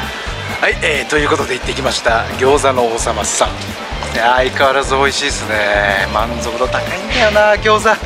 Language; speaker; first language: Japanese; native; Japanese